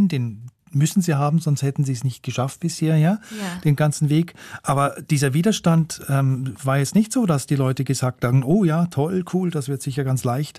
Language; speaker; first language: German; native; German